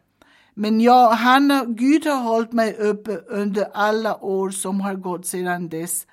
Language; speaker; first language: Swedish; early bilingual, heritage; Swedish